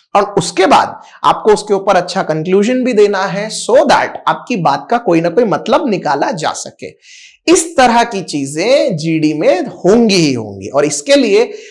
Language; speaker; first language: Hindi; non-native, local second language; Marathi